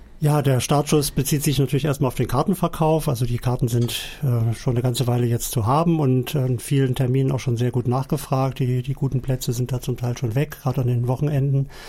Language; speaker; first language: German; native; German